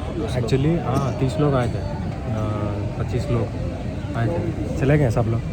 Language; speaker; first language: Hindi; non-native, fluent; Telugu